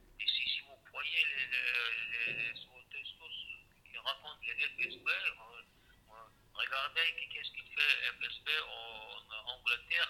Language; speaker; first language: French; non-native, learner; Chechen